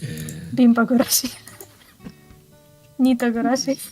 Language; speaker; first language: Japanese; non-native, learner; English